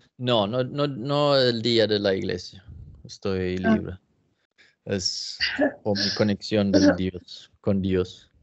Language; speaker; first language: Spanish; non-native, learner; Swedish